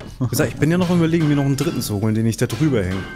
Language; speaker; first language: German; native; German